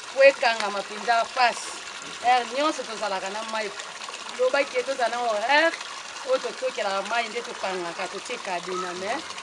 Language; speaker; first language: Lingala; non-native, local second language; Kongo